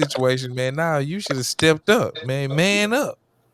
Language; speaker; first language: English; native; English